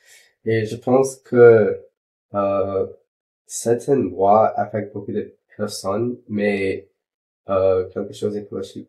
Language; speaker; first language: French; non-native, local second language; English